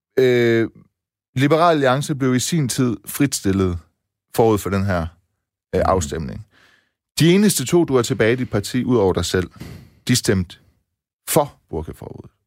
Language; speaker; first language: Danish; early bilingual, other home language; Persian